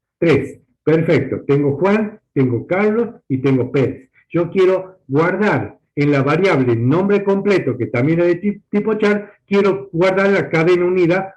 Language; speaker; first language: Spanish; native; Spanish